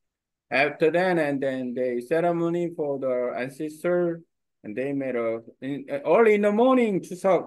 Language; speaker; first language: English; non-native, learner; Korean